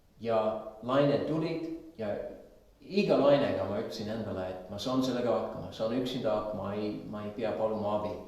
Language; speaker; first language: Estonian; non-native, fluent; English